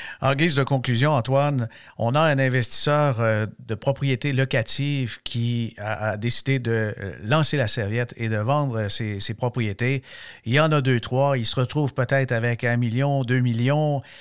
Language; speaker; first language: French; native; French